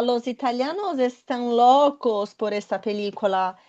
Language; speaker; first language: Spanish; non-native, fluent; Portuguese